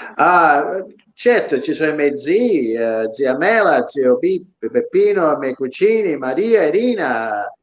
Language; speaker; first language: Italian; early bilingual, other home language; English